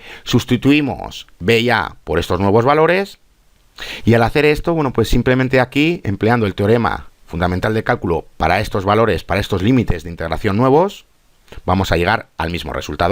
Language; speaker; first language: Spanish; native; Spanish